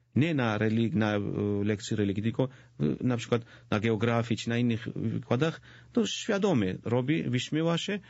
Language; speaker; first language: Polish; non-native, fluent; Georgian